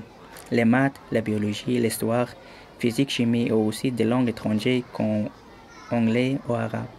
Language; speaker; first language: French; non-native, learner; Persian